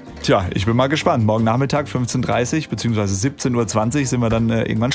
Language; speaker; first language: German; native; German